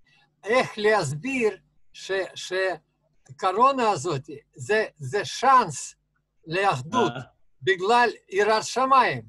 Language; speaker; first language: Hebrew; non-native, fluent; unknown